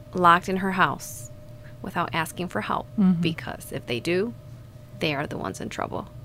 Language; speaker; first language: English; non-native, fluent; Spanish